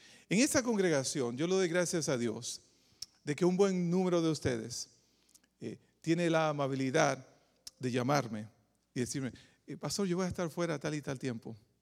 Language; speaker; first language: Spanish; native; Spanish